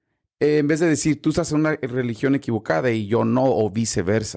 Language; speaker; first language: Spanish; early bilingual, heritage; Spanish